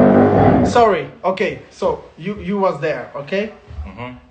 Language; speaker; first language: English; non-native, learner; French